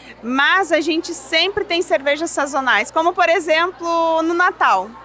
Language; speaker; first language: Portuguese; non-native, local second language; German